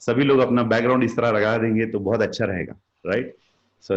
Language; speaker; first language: Hindi; native; Hindi